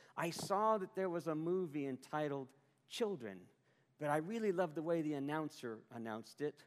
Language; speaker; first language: English; native; English